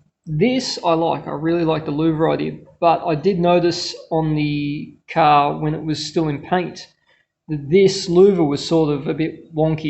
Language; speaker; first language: English; native; English